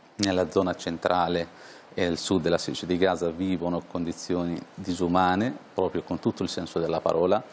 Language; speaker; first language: Italian; non-native, fluent; Arabic